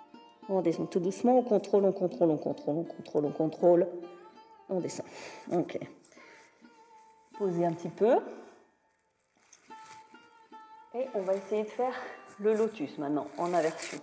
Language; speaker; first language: French; native; French